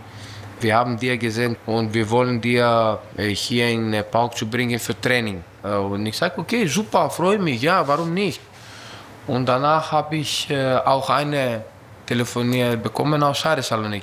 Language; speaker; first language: German; non-native, learner; Greek